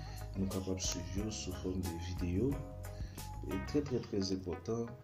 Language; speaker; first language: French; non-native, learner; Haitian Creole